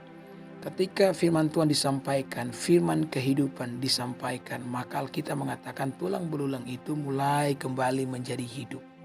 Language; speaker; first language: Indonesian; native; Indonesian